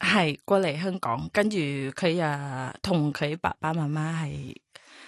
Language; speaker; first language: Cantonese; non-native, learner; Thai